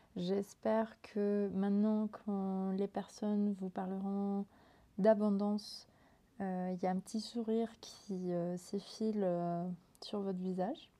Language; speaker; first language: French; non-native, fluent; Spanish